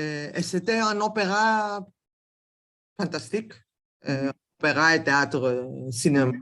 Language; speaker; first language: French; non-native, learner; Greek